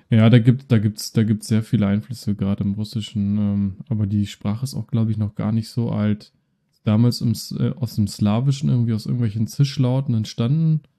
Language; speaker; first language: German; early bilingual, other home language; Russian